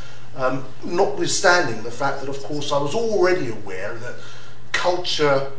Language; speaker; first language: English; native; English